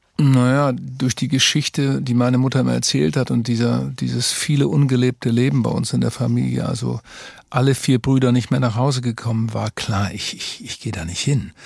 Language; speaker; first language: German; native; German